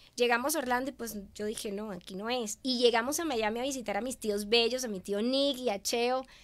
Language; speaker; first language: Spanish; native; Spanish